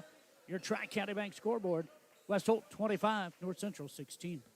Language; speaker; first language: English; native; English